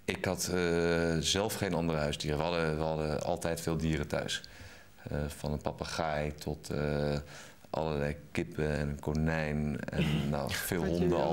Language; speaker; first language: Dutch; native; Dutch